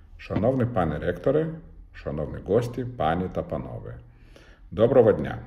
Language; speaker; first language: Ukrainian; non-native, fluent; Lithuanian